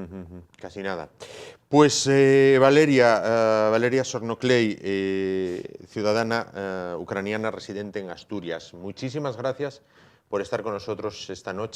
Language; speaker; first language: Spanish; native; Spanish